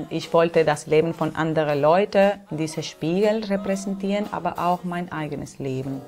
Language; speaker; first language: German; non-native, fluent; Spanish